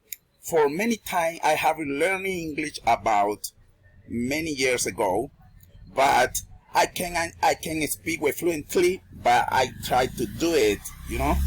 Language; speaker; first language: English; non-native, learner; Spanish